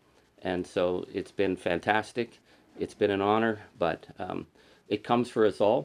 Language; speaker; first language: English; native; English